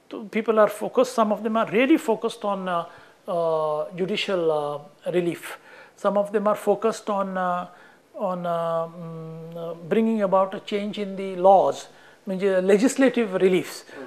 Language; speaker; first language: English; non-native, local second language; Konkani